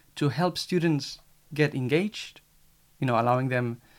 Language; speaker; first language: English; non-native, fluent; Spanish